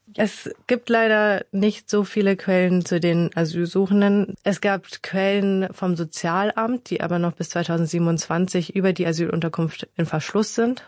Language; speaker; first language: German; early bilingual, other home language; Vietnamese